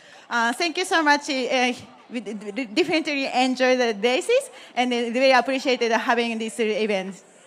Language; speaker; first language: English; non-native, fluent; Japanese